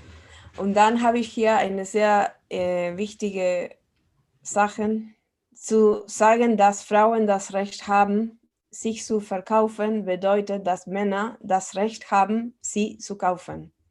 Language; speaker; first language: German; non-native, fluent; Spanish